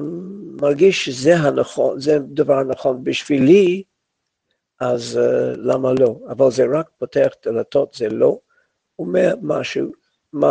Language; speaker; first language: Hebrew; non-native, fluent; English